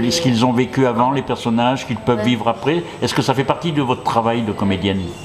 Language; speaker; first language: French; native; French